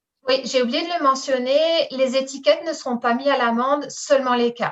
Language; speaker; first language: French; native; French